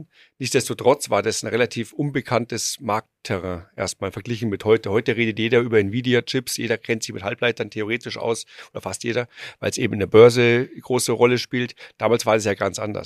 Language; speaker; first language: German; native; German